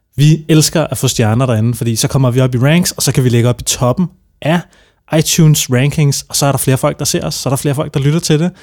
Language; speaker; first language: Danish; native; Danish